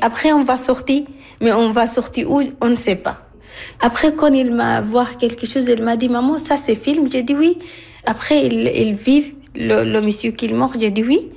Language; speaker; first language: French; non-native, learner; Arabic